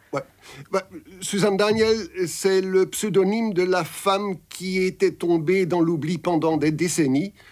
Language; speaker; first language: French; non-native, local second language; Dutch